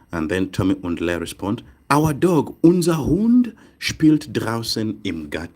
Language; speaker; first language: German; non-native, fluent; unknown